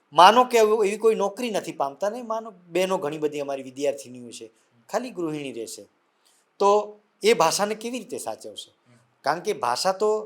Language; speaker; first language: Gujarati; non-native, local second language; Vasavi